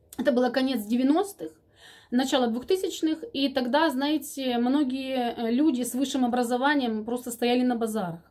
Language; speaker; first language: Russian; native; Russian